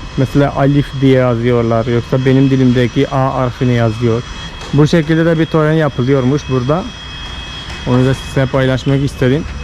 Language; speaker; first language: Turkish; non-native, fluent; Malayalam